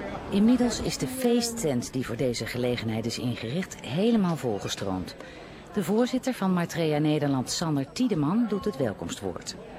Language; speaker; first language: Dutch; native; Dutch